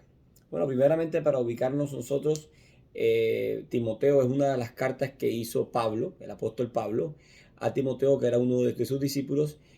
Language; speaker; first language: Spanish; native; Spanish